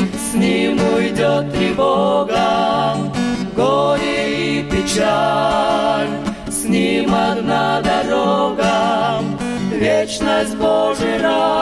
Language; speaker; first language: Russian; native; Russian